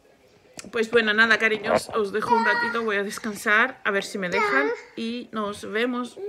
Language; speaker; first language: Spanish; non-native, fluent; Georgian